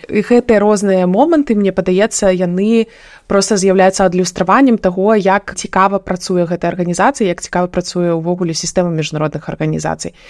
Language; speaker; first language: Belarusian; non-native, local second language; Russian